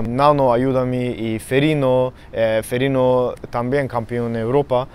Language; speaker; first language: Spanish; non-native, learner; Swedish